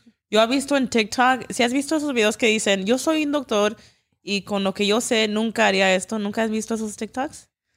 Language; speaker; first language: Spanish; early bilingual, heritage; Spanish